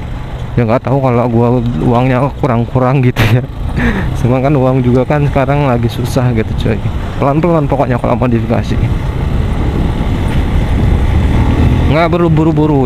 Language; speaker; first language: Indonesian; native; Indonesian